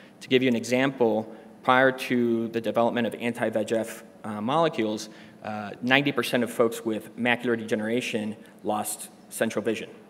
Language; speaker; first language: English; native; English